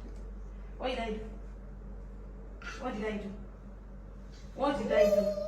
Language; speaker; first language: English; non-native, learner; Arabic